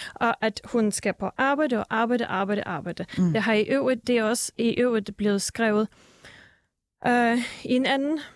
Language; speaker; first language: Danish; early bilingual, other home language; Russian